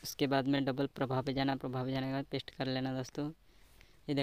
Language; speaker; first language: Hindi; native; Hindi